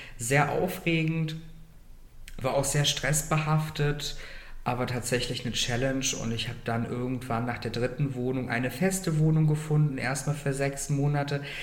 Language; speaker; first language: German; native; German